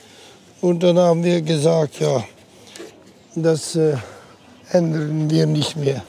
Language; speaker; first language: German; non-native, learner; Dutch